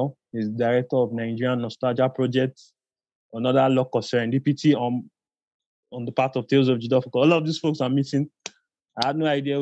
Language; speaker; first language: English; non-native, local second language; Igbo